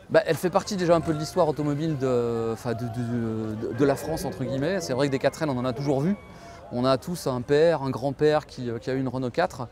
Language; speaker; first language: French; native; French